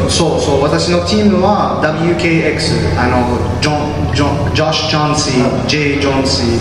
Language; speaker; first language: Japanese; non-native, learner; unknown